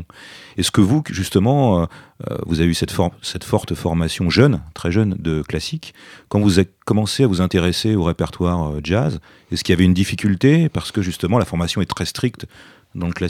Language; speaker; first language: French; native; French